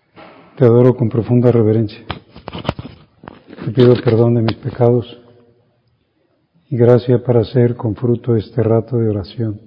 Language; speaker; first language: Spanish; native; Spanish